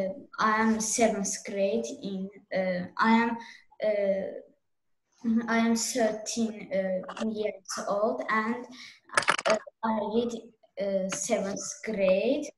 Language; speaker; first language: English; non-native, learner; Azerbaijani